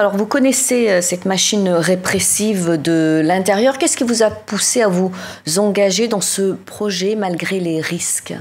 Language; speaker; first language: French; native; French